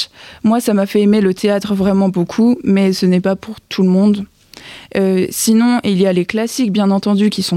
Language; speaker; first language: French; native; French